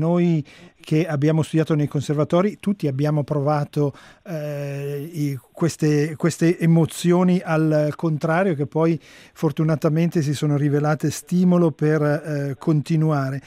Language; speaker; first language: Italian; native; Italian